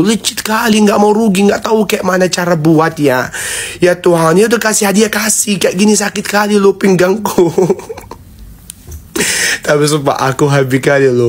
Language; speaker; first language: Indonesian; non-native, fluent; Arabic